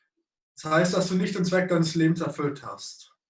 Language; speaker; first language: German; native; German